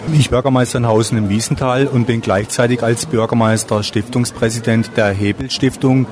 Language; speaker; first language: German; native; German